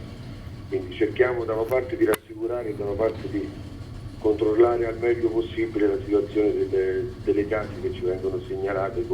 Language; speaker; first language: Italian; native; Italian